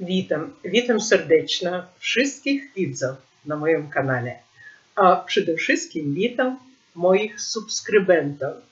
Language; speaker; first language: Polish; non-native, learner; Ukrainian